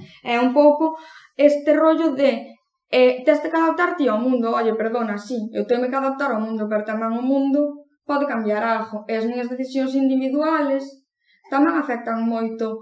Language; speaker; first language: Galician; non-native, local second language; Spanish